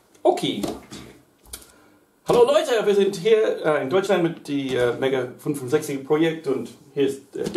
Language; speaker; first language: German; non-native, learner; English